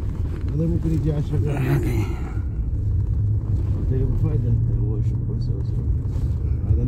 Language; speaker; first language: Arabic; non-native, learner; Filipino